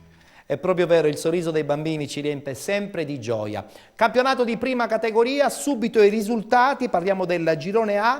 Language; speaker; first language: Italian; native; Italian